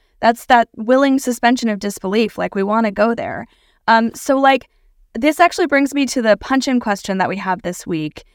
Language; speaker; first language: English; native; English